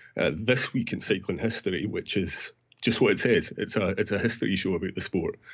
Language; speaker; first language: English; native; English